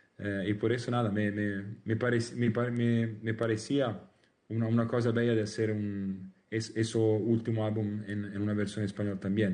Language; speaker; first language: Spanish; non-native, learner; Italian